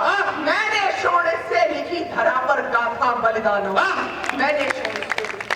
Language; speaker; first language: Hindi; native; Hindi